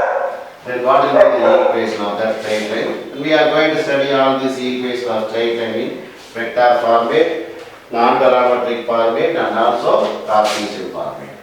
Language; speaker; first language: English; non-native, local second language; Tamil